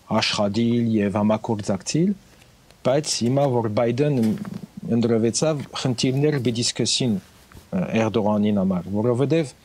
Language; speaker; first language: Armenian; early bilingual, heritage; Armenian